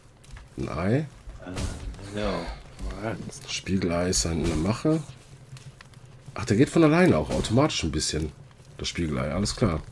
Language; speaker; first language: German; native; German